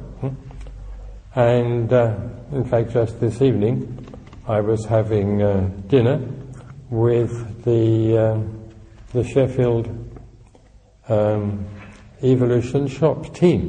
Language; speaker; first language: English; native; English